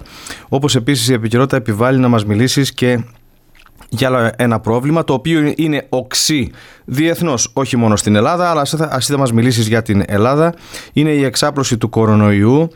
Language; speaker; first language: Greek; native; Greek